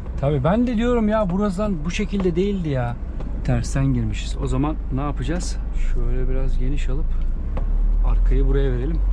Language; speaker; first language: Turkish; native; Turkish